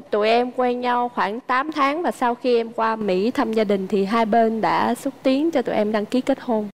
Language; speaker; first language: Vietnamese; native; Vietnamese